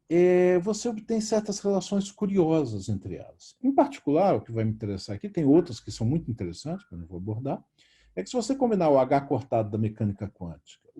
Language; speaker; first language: Portuguese; native; Portuguese